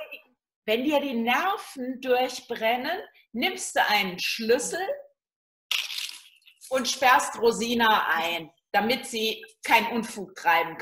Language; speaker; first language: German; native; German